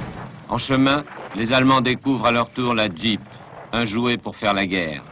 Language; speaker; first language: French; native; French